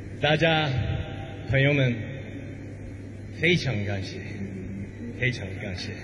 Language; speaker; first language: Chinese; non-native, learner; English